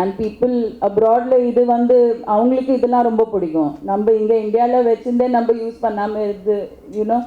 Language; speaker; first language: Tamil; non-native, local second language; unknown